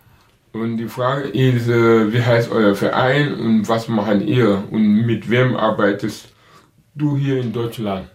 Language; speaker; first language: German; non-native, learner; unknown